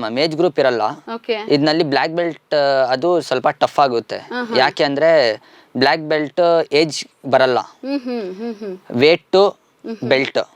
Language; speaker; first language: Kannada; non-native, local second language; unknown